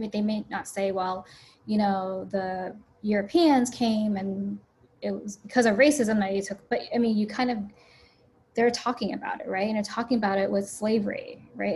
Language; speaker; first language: English; early bilingual, other home language; Cantonese